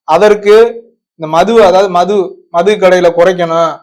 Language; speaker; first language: Tamil; non-native, local second language; Urdu